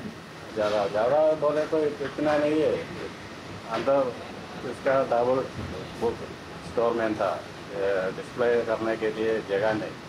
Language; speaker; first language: Hindi; non-native, local second language; Malayalam